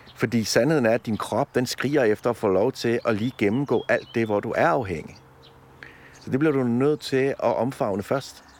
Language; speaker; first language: Danish; early bilingual, other home language; Polish